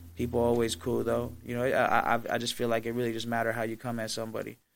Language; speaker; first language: English; native; English